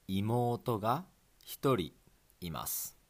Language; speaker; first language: Japanese; non-native, fluent; English